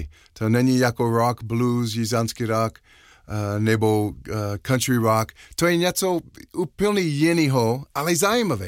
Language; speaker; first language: Czech; non-native, fluent; English